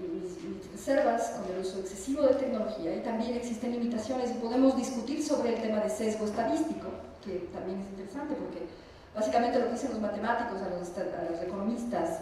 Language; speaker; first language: Spanish; native; Spanish